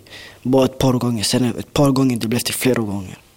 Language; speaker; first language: Swedish; early bilingual, other home language; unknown